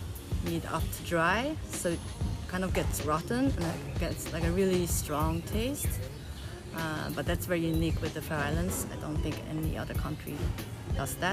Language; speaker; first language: English; non-native, fluent; Faroese